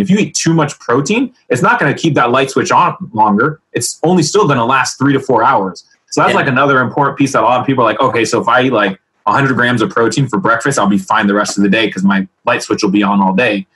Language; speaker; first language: English; early bilingual, other home language; Spanish